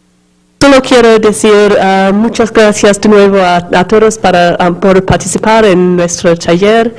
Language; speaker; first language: Spanish; non-native, learner; English